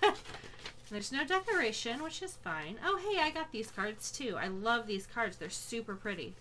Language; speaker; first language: English; native; English